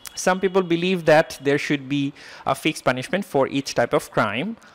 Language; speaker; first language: English; non-native, local second language; Bangla